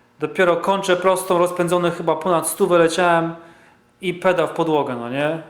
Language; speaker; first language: Polish; early bilingual, heritage; Polish